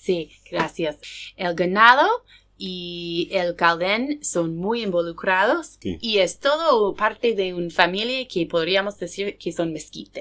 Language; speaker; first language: Spanish; non-native, fluent; English